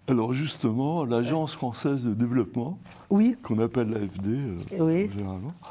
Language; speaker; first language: French; native; French